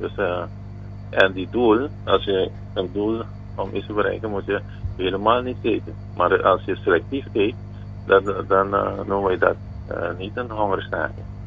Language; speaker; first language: Dutch; non-native, local second language; Papiamento